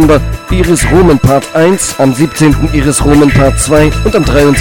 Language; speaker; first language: German; native; German